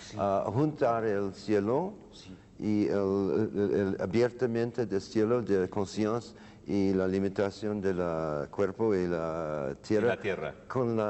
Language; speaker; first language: Spanish; non-native, learner; English